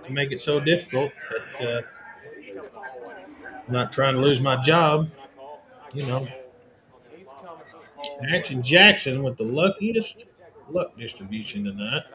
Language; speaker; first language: English; native; English